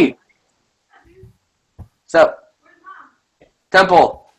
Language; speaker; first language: Spanish; non-native, learner; English